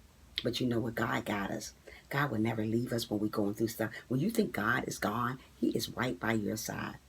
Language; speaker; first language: English; native; English